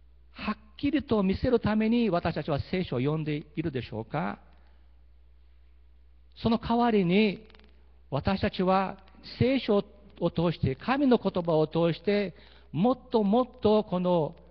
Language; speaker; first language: Japanese; early bilingual, heritage; Portuguese